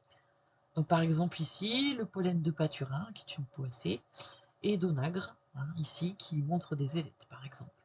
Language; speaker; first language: French; native; French